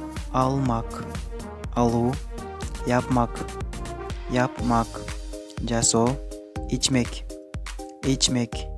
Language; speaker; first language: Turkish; non-native, fluent; Kyrgyz